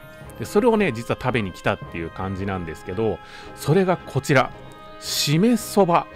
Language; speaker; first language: Japanese; native; Japanese